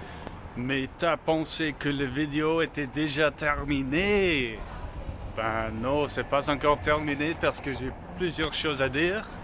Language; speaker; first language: French; non-native, learner; English